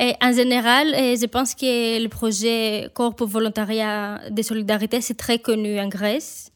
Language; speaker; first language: French; non-native, fluent; Greek